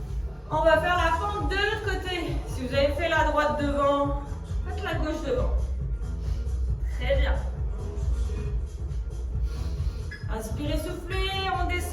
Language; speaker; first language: French; native; French